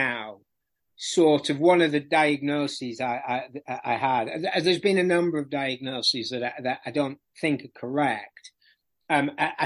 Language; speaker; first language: English; native; English